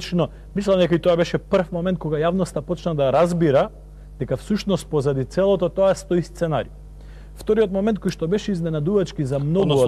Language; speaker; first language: Macedonian; native; Macedonian